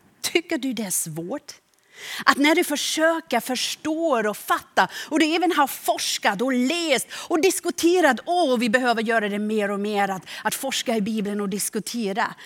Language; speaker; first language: Swedish; non-native, fluent; German